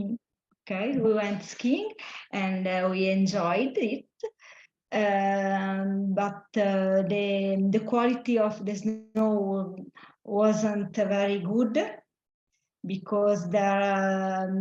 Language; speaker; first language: English; non-native, learner; Italian